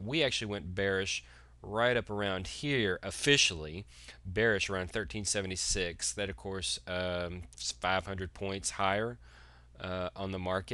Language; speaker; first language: English; native; English